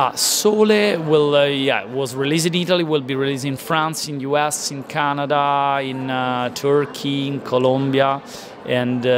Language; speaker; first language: English; non-native, fluent; Italian